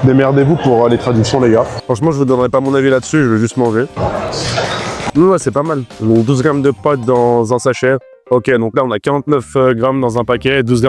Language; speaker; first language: French; native; French